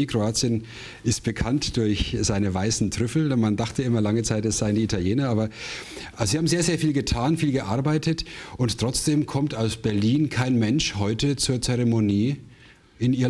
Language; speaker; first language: German; native; German